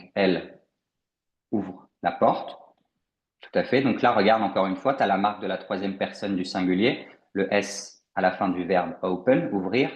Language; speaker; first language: French; native; French